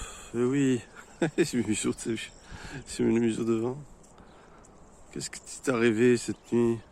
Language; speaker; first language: French; native; French